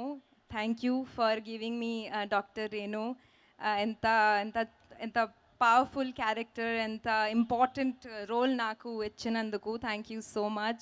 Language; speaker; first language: Telugu; non-native, learner; Hindi